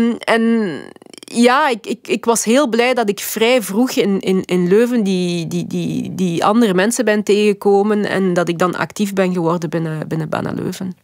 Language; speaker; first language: Dutch; early bilingual, other home language; Lingala